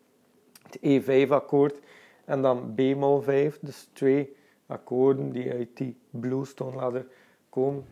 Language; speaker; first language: Dutch; native; Dutch